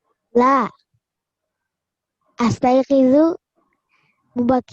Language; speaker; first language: Arabic; non-native, learner; Indonesian